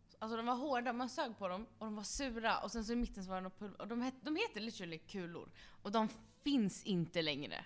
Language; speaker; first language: Swedish; early bilingual, other home language; Kurdish